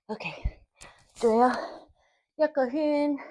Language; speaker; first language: Cantonese; early bilingual, heritage; Cantonese